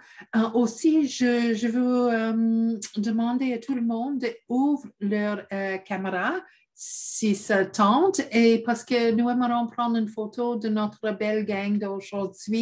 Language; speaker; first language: French; non-native, fluent; English